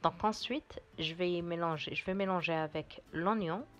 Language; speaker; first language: French; non-native, local second language; Arabic